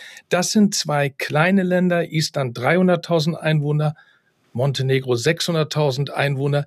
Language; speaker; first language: German; native; German